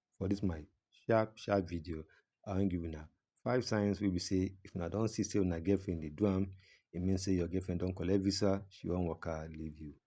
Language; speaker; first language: Nigerian Pidgin; non-native, local second language; Yoruba